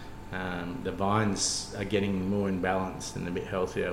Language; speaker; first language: English; native; English